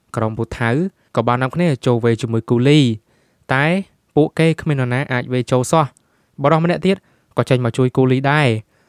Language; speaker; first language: Khmer; native; Khmer